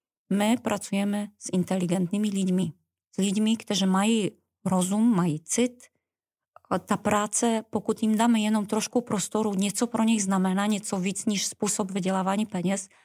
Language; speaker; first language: Czech; non-native, fluent; Polish